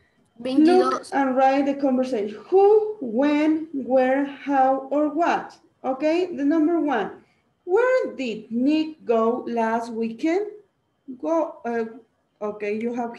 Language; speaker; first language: English; non-native, learner; Spanish